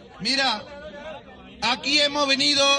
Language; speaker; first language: Spanish; non-native, learner; Punjabi